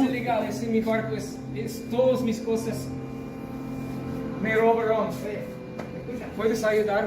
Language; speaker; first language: Spanish; non-native, learner; English